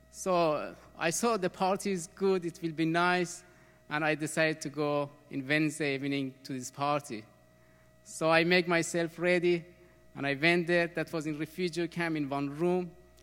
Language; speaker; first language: English; non-native, learner; Persian